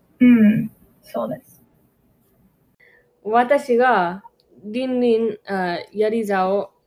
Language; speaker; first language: Japanese; non-native, learner; English